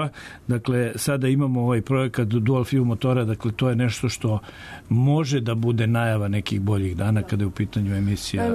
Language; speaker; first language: Serbian; native; Serbian